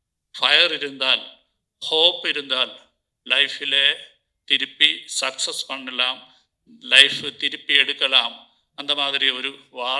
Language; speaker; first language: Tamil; non-native, learner; Malayalam